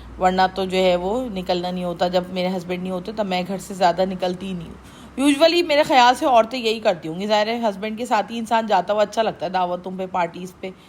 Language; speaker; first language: Urdu; native; Urdu